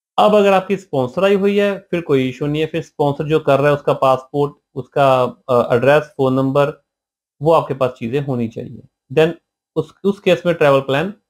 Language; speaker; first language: Hindi; non-native, local second language; Punjabi